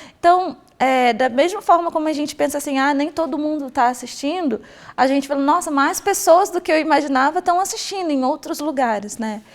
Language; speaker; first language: Portuguese; native; Portuguese